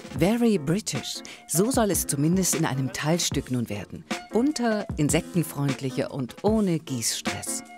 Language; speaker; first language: German; native; German